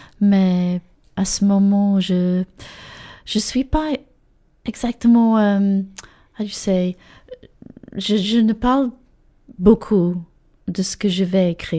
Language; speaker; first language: French; non-native, learner; English